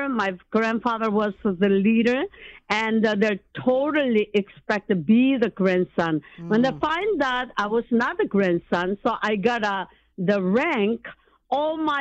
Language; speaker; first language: English; non-native, learner; Korean